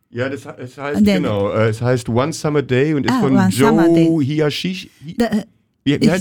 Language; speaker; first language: German; native; German